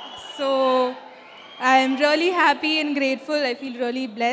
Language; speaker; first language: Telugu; non-native, learner; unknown